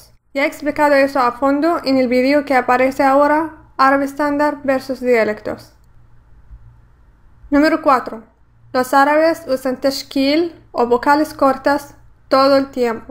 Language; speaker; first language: Spanish; non-native, fluent; Arabic